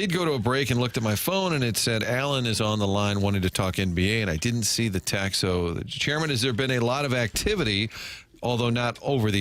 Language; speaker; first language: English; native; English